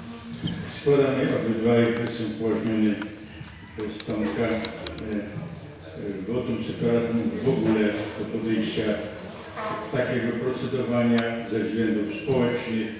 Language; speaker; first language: Polish; native; Polish